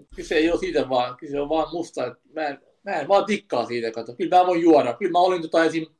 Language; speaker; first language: Finnish; early bilingual, other home language; Kurdish